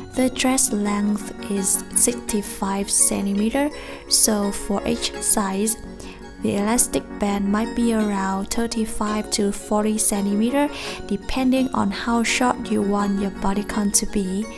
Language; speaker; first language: English; non-native, fluent; Vietnamese